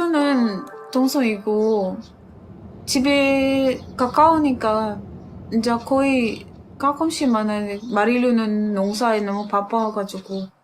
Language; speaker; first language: Korean; non-native, fluent; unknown